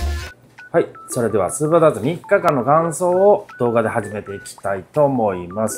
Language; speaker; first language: Japanese; native; Japanese